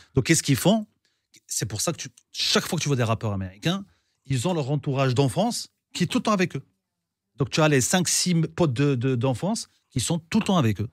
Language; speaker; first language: French; non-native, local second language; Arabic